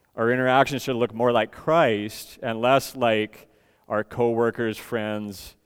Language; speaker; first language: English; native; English